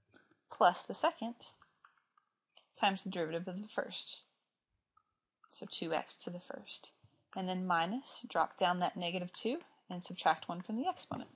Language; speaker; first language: English; native; English